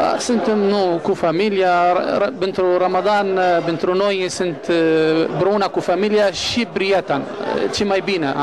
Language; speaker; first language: Romanian; non-native, learner; Arabic